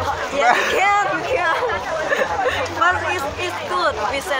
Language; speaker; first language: English; non-native, learner; Lao